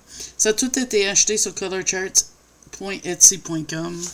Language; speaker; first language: French; native; French